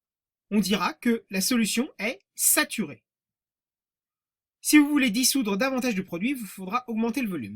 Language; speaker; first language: French; native; French